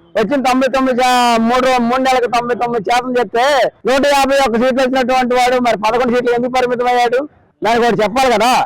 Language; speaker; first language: Telugu; native; Telugu